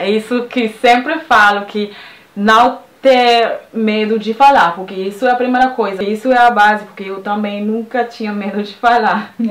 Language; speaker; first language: Portuguese; non-native, fluent; French